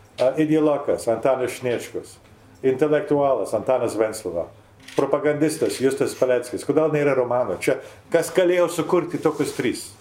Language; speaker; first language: Lithuanian; early bilingual, heritage; Lithuanian